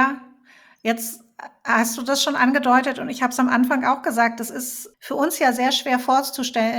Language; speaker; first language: German; native; German